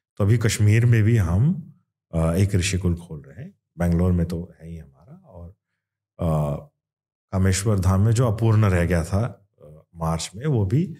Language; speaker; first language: Hindi; non-native, local second language; Kannada